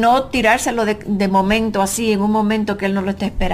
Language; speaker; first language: Spanish; native; Spanish